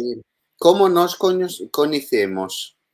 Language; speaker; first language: Spanish; non-native, learner; Italian